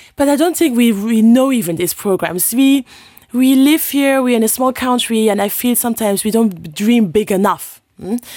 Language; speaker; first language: English; non-native, fluent; Luxembourgish